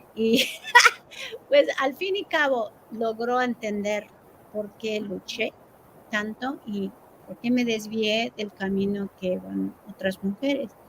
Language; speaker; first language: Spanish; early bilingual, heritage; Spanish